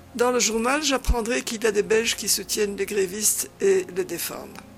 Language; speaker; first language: French; non-native, fluent; Dutch